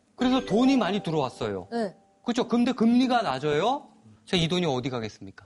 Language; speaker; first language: Korean; native; Korean